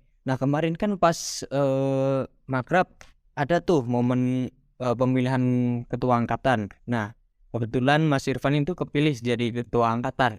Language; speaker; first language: Indonesian; native; Indonesian